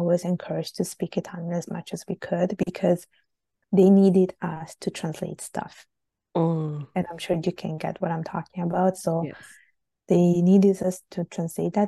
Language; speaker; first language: English; non-native, fluent; Italian